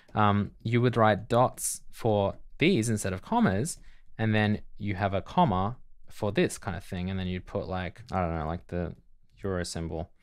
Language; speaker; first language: English; native; English